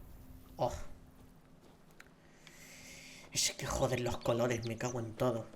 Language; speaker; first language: Spanish; native; Spanish